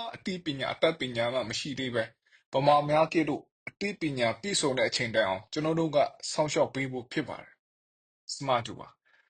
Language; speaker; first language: Burmese; non-native, local second language; Kachin